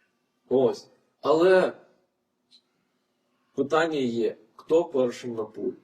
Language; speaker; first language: Ukrainian; non-native, fluent; Lithuanian